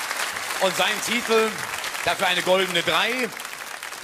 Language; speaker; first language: German; native; German